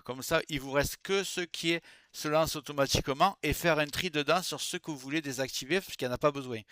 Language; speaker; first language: French; native; French